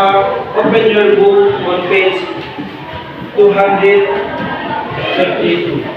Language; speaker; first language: English; non-native, learner; Indonesian